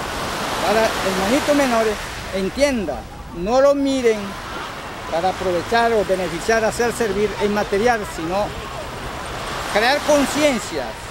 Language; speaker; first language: Spanish; non-native, local second language; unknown